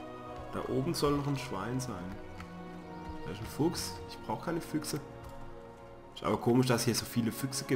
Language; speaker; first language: German; native; German